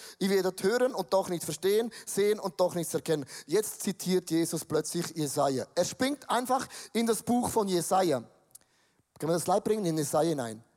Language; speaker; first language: German; native; German